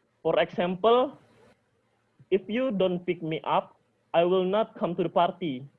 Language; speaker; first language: English; non-native, learner; Indonesian